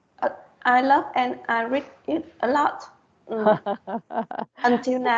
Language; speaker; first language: English; non-native, learner; Vietnamese